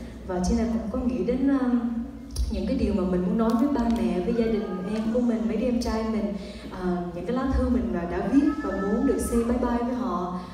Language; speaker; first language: Vietnamese; early bilingual, heritage; Vietnamese